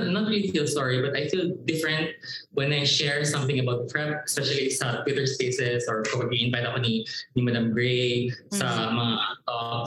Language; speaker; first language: English; non-native, local second language; Cebuano